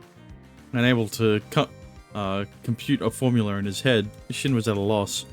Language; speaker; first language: English; native; English